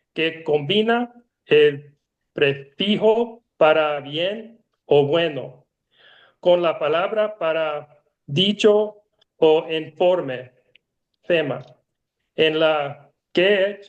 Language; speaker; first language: Spanish; non-native, learner; English